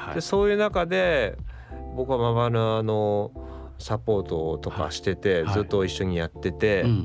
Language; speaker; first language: Japanese; native; Japanese